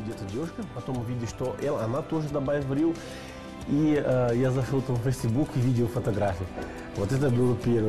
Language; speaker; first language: Russian; non-native, learner; Portuguese